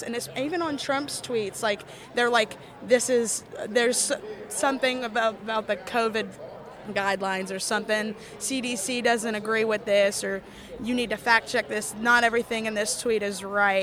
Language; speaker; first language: English; native; English